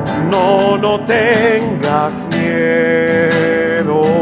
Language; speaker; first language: Spanish; native; Spanish